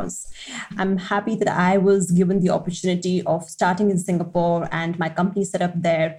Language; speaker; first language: English; non-native, local second language; Hindi